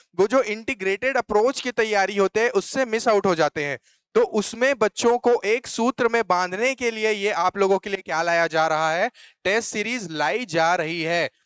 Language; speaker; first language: Hindi; native; Hindi